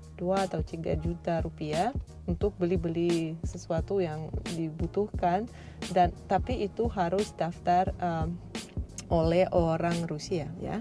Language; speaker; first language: Indonesian; non-native, fluent; Russian